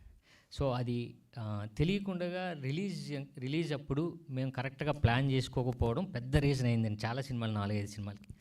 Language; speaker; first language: Telugu; native; Telugu